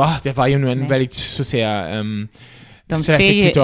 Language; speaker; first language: Swedish; non-native, fluent; German